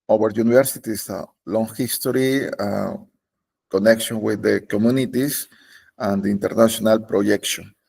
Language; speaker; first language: English; non-native, learner; Spanish